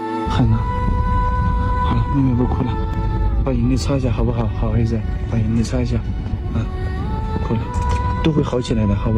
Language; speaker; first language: Chinese; native; Chinese